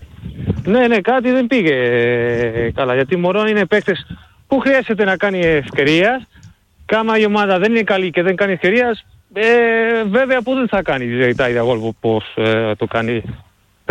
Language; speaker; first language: Greek; non-native, learner; Spanish